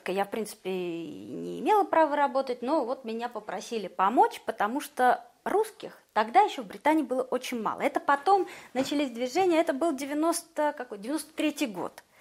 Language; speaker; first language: Russian; native; Russian